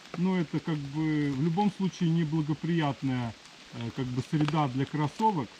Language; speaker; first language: Russian; non-native, local second language; Ukrainian